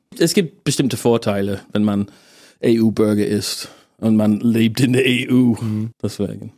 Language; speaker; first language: German; non-native, fluent; English